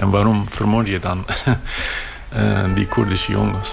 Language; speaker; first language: Dutch; non-native, fluent; Kurdish